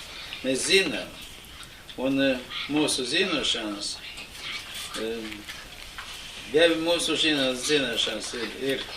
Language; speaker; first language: Latvian; non-native, local second language; Russian